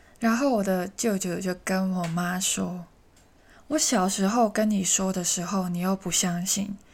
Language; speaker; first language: Chinese; non-native, local second language; Cantonese